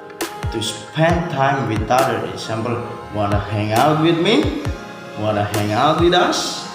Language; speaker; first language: English; non-native, learner; Indonesian